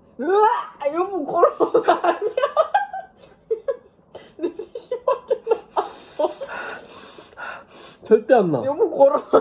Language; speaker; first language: Korean; non-native, learner; Russian